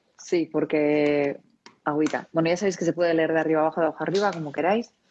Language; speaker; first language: Spanish; non-native, local second language; Basque